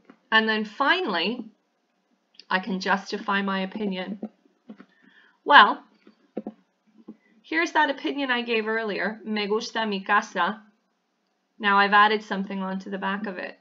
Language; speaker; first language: English; native; English